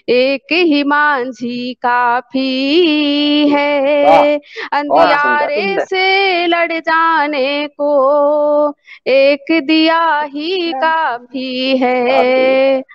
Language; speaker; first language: Hindi; native; Hindi